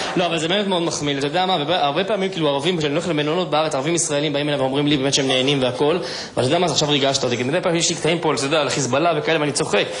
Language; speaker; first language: Hebrew; native; Hebrew